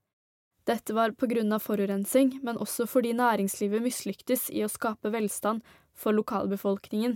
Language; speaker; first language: Norwegian; native; Norwegian